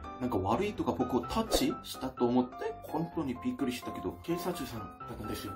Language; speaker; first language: Japanese; non-native, learner; Korean